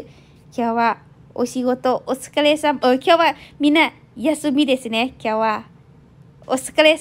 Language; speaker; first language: Japanese; non-native, learner; Thai